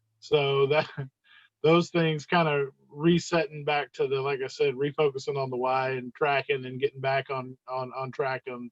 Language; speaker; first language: English; native; English